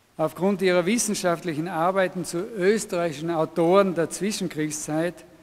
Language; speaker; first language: German; native; German